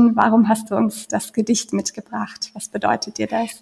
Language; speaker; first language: German; native; German